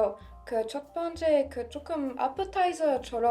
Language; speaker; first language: Korean; non-native, learner; French